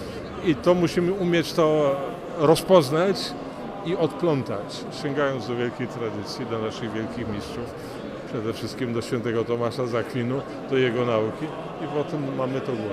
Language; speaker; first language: Polish; native; Polish